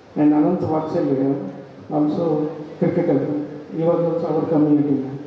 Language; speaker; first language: English; non-native, local second language; Telugu